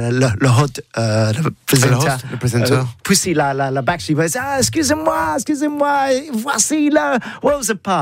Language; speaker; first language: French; non-native, learner; English